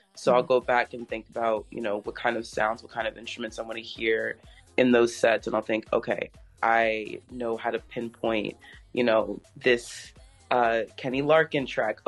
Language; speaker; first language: English; native; English